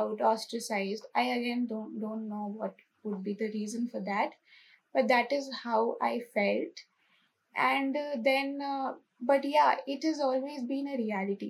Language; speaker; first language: English; non-native, local second language; Hindi